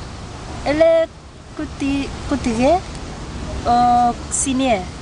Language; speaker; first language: French; non-native, learner; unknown